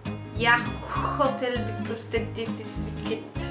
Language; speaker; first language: Russian; non-native, learner; Italian